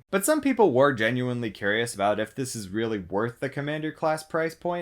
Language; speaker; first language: English; native; English